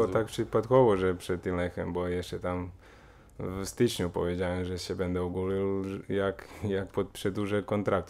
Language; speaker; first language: Polish; non-native, fluent; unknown